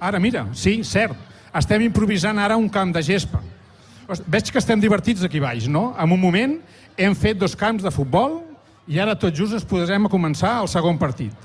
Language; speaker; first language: Catalan; native; Catalan